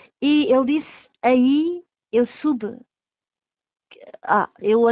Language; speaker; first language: Portuguese; early bilingual, heritage; Portuguese